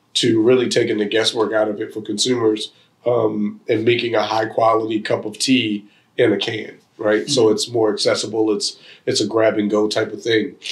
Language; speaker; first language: English; native; English